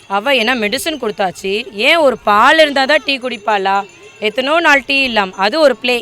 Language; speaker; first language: Tamil; native; Tamil